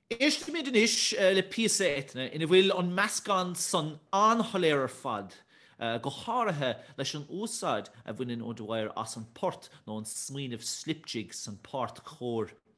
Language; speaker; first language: Irish; native; Irish